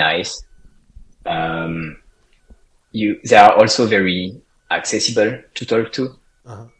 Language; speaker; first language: English; non-native, fluent; French